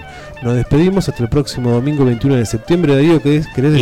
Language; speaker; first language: Spanish; native; Spanish